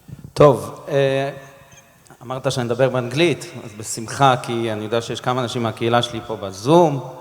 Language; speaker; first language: Hebrew; non-native, fluent; English